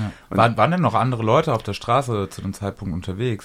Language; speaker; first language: German; native; German